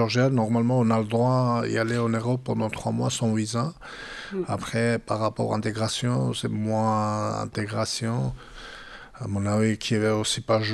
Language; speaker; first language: French; non-native, fluent; Georgian